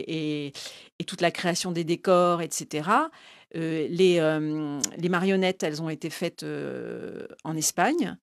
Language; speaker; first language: French; native; French